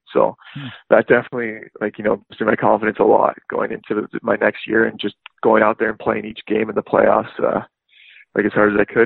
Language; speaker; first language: English; native; English